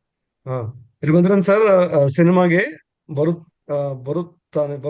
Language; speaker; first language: Kannada; non-native, learner; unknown